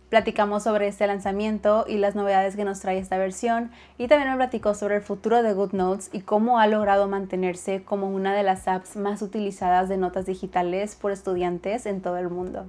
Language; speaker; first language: Spanish; native; Spanish